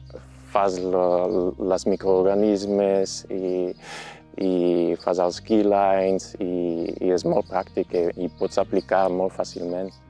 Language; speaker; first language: Catalan; non-native, fluent; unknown